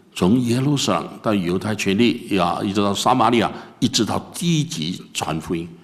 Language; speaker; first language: Chinese; native; Chinese